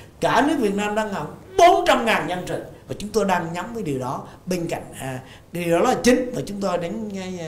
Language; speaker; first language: Vietnamese; native; Vietnamese